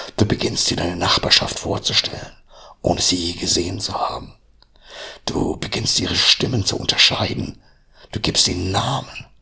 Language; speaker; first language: German; native; German